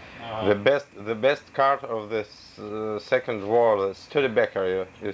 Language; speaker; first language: English; non-native, learner; Russian